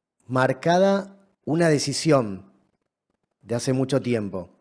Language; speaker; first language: Spanish; native; Spanish